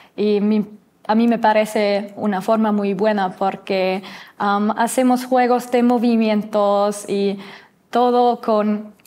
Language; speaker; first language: Spanish; non-native, learner; German